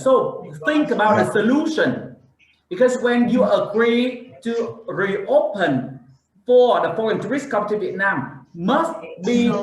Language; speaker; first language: English; non-native, fluent; Vietnamese